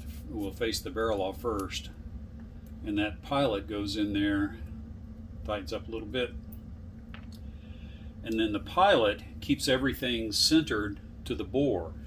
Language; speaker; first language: English; native; English